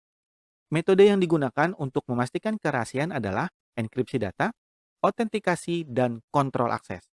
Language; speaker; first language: Indonesian; native; Indonesian